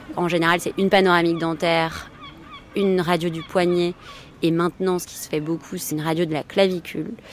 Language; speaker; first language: French; native; French